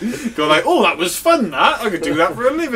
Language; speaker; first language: English; native; English